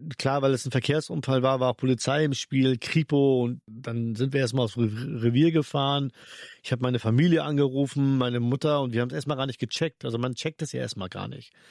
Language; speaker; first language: German; early bilingual, other home language; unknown